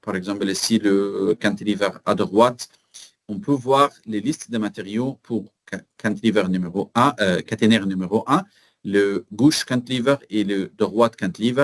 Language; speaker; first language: French; non-native, learner; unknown